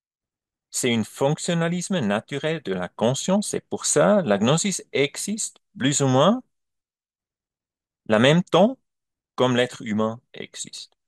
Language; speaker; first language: French; non-native, learner; German